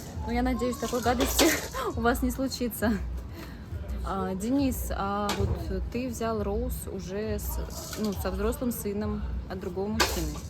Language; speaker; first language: Russian; native; Russian